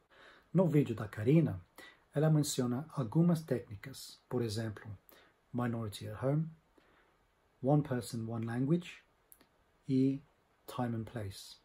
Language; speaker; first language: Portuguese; non-native, fluent; English